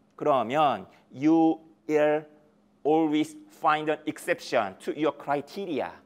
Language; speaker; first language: English; non-native, fluent; Korean